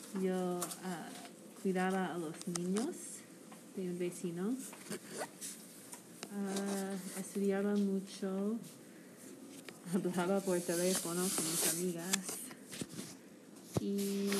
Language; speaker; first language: Spanish; non-native, learner; English